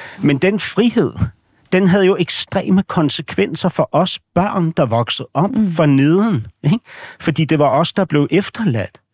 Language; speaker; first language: Danish; native; Danish